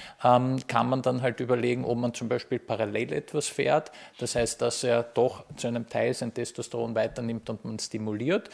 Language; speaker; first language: German; native; German